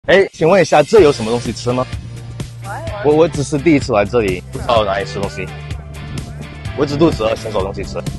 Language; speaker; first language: Chinese; early bilingual, heritage; Chinese